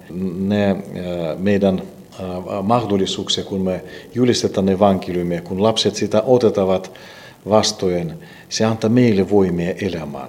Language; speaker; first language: Finnish; non-native, fluent; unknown